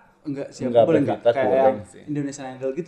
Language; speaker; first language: Indonesian; native; Indonesian